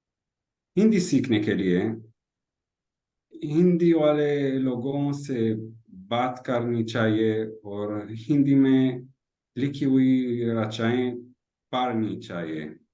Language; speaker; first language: Hindi; non-native, learner; Hebrew